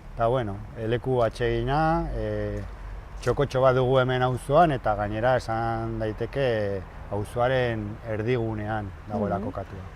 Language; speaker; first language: Basque; non-native, local second language; Spanish